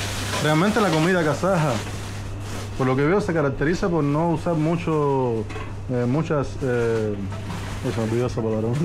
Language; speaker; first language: Spanish; native; Spanish